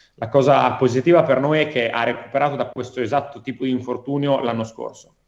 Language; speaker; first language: Italian; native; Italian